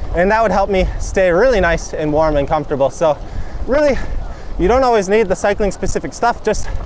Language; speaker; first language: English; native; English